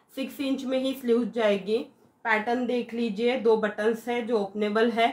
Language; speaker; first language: Hindi; non-native, local second language; Marathi